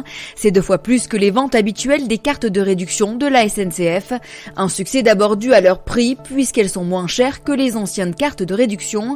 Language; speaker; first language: French; native; French